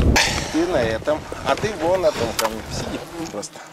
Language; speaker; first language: Russian; native; Russian